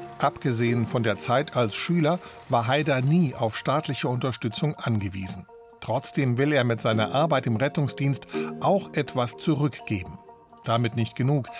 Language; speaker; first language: German; native; German